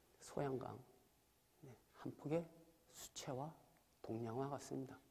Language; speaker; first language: Korean; native; Korean